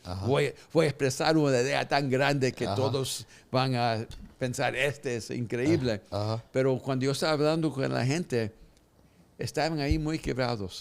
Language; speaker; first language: Spanish; early bilingual, heritage; Spanish